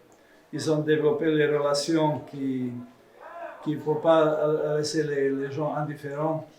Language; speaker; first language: French; non-native, fluent; Serbian